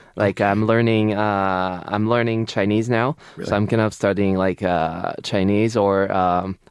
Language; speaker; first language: English; non-native, fluent; French